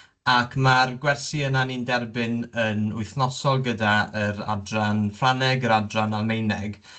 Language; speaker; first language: Welsh; native; Welsh